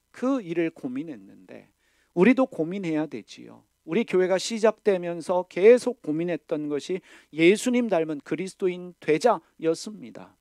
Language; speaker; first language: Korean; native; Korean